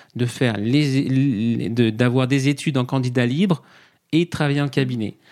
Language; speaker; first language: French; native; French